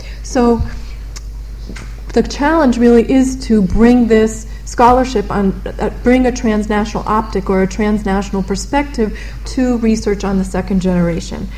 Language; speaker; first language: English; native; English